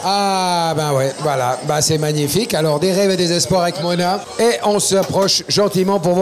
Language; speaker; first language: French; native; French